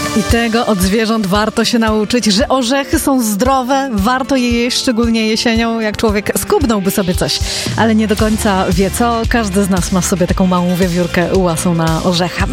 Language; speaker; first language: Polish; native; Polish